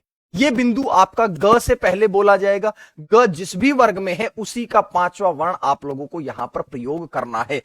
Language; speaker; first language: Hindi; native; Hindi